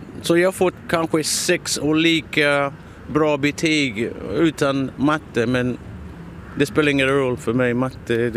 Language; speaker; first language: Swedish; non-native, fluent; English